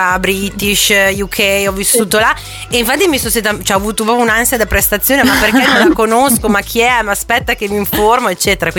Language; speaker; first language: Italian; native; Italian